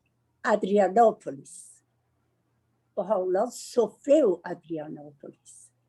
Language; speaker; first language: Portuguese; non-native, learner; Persian